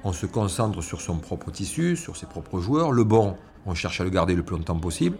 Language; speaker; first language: French; native; French